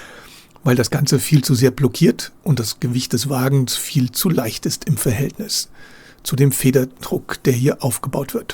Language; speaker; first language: German; native; German